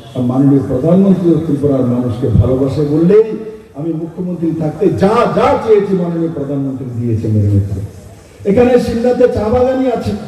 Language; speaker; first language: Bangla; native; Bangla